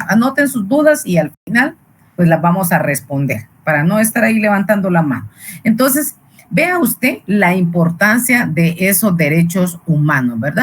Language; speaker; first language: Spanish; native; Spanish